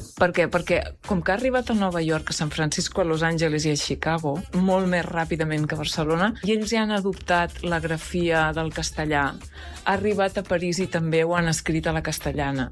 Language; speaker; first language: Catalan; native; Catalan